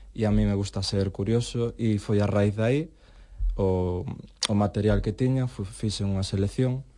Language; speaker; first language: Galician; non-native, local second language; Spanish